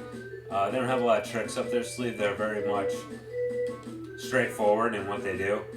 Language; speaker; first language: English; native; English